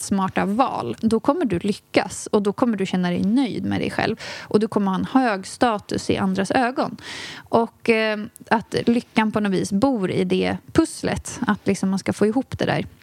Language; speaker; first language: Swedish; native; Swedish